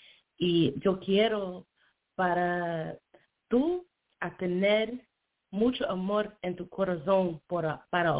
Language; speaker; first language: Spanish; non-native, learner; English